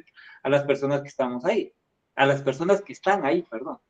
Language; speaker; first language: Spanish; native; Spanish